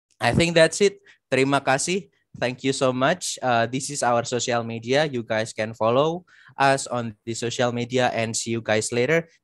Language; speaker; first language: English; non-native, fluent; Indonesian